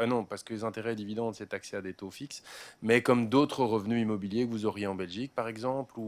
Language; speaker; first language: French; native; French